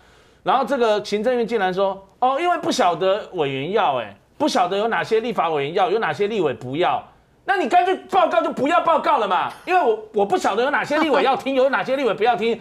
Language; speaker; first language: Chinese; native; Chinese